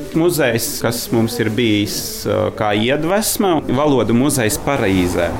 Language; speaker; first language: Latvian; non-native, fluent; Norwegian